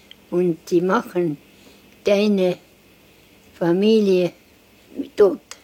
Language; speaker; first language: German; non-native, learner; Estonian